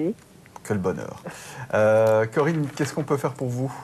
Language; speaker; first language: French; native; French